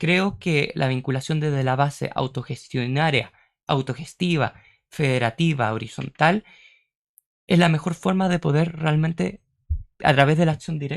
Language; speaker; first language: Spanish; native; Spanish